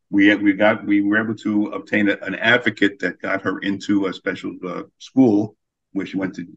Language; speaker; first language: English; native; English